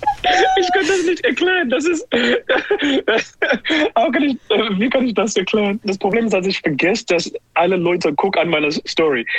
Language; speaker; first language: German; non-native, learner; English